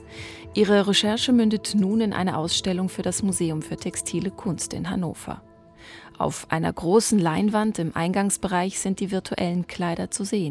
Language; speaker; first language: German; native; German